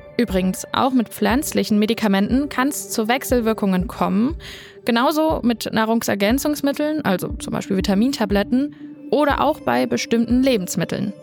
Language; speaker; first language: German; native; German